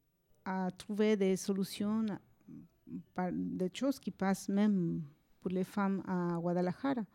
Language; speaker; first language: French; non-native, fluent; Spanish